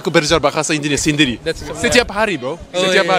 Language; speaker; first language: Indonesian; non-native, learner; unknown